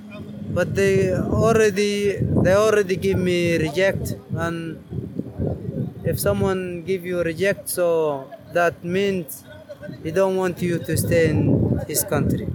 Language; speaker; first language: English; non-native, learner; Arabic